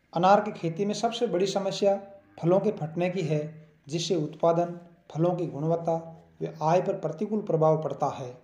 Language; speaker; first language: Hindi; native; Hindi